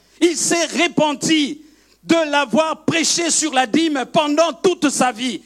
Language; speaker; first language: French; non-native, local second language; Lingala